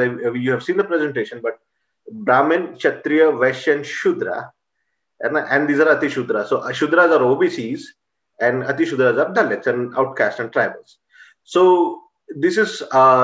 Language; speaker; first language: English; non-native, local second language; Marathi